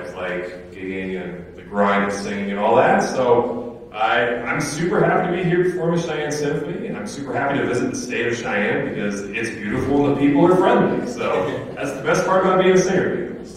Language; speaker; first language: English; native; English